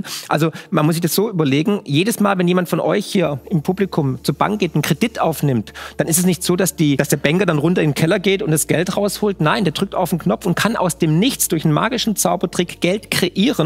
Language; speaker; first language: German; native; German